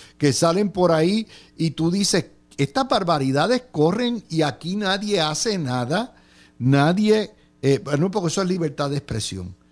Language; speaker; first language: Spanish; native; Spanish